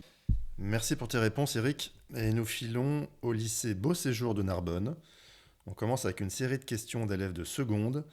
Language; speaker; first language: French; native; French